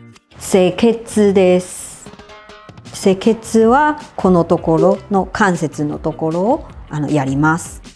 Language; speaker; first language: Japanese; non-native, fluent; Chinese